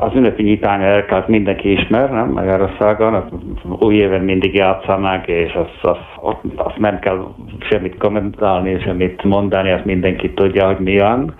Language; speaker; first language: Hungarian; non-native, fluent; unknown